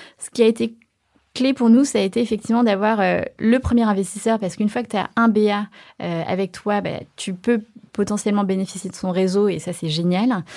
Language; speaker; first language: French; early bilingual, other home language; Chinese